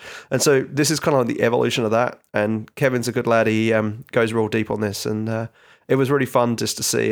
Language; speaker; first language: English; native; English